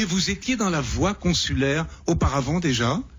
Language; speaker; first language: French; native; French